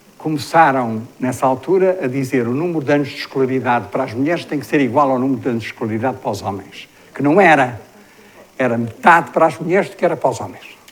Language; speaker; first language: Portuguese; native; Portuguese